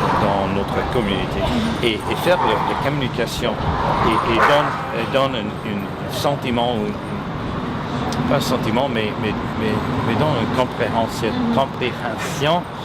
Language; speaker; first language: French; non-native, local second language; English